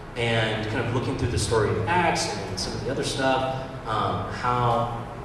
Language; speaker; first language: English; native; English